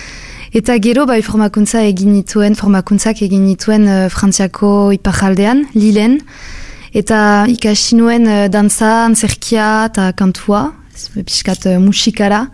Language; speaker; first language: Basque; non-native, local second language; French